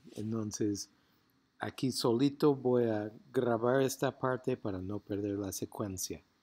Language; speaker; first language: Spanish; non-native, fluent; English